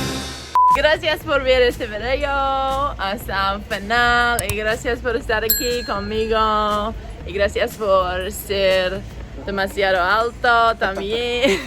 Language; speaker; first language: Spanish; non-native, learner; English